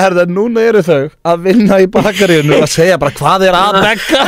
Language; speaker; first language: Icelandic; native; Icelandic